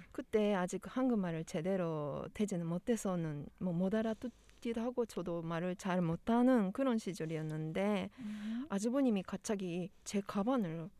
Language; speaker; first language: Korean; non-native, fluent; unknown